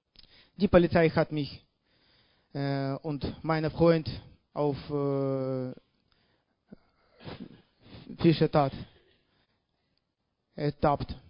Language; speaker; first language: German; non-native, learner; Russian